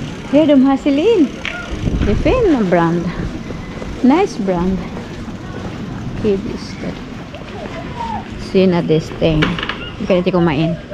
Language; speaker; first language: Swedish; non-native, learner; Cebuano